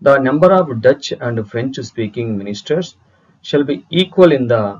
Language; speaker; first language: English; non-native, local second language; Telugu